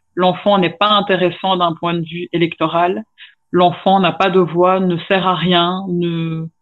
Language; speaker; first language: French; native; French